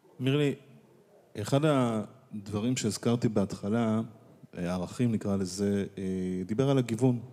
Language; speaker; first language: Hebrew; native; Hebrew